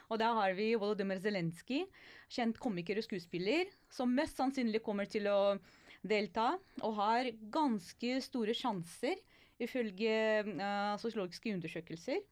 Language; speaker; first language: Norwegian; non-native, fluent; Ukrainian